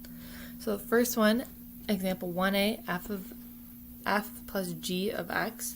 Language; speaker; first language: English; native; English